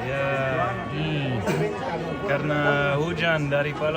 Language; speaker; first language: Indonesian; non-native, learner; English